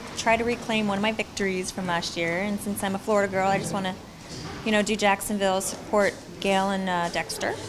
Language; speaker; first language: English; native; English